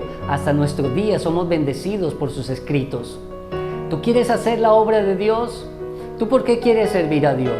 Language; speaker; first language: Spanish; native; Spanish